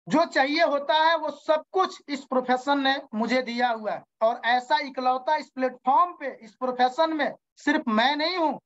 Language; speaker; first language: Hindi; native; Hindi